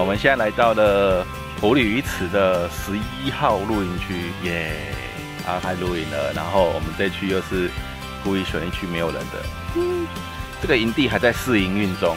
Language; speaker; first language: Chinese; native; Chinese